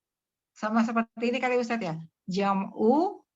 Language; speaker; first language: Indonesian; native; Indonesian